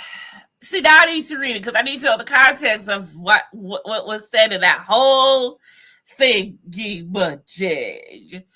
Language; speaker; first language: English; native; English